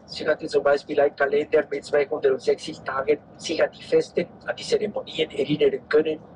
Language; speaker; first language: German; non-native, fluent; Spanish